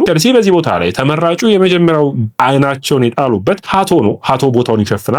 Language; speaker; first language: Amharic; native; Amharic